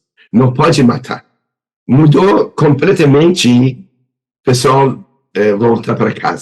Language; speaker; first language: Portuguese; non-native, learner; Persian